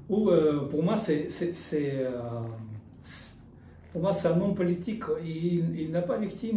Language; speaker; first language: French; non-native, fluent; Russian